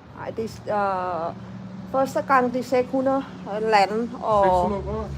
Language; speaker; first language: Danish; non-native, learner; Thai